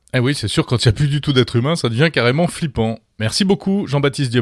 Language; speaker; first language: French; native; French